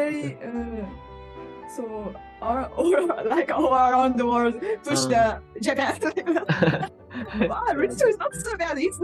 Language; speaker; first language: English; non-native, learner; Japanese